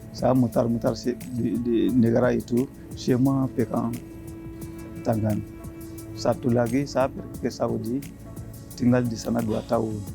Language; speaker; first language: Indonesian; non-native, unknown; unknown